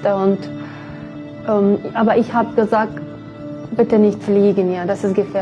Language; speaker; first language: German; non-native, learner; Uyghur